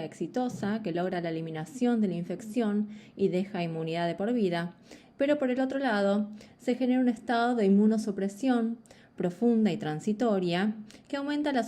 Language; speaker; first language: Spanish; native; Spanish